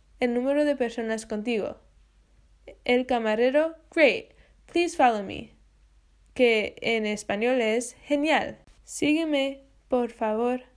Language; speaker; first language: Spanish; non-native, learner; English